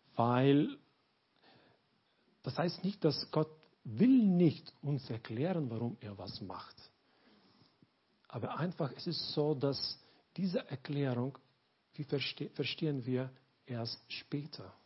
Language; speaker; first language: German; non-native, learner; Lithuanian